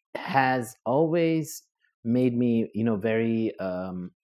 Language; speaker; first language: English; non-native, fluent; Portuguese